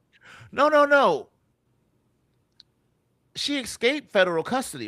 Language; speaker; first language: English; native; English